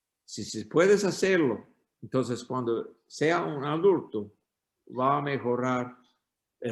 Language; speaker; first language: Spanish; non-native, learner; English